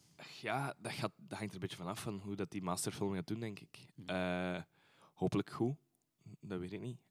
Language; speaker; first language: Dutch; native; Dutch